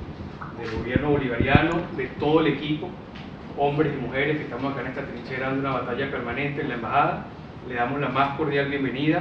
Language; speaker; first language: Spanish; native; Spanish